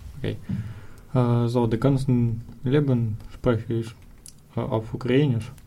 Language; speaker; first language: German; non-native, learner; Ukrainian